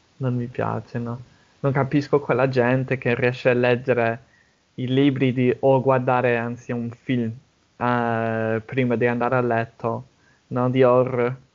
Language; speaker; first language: Italian; non-native, fluent; English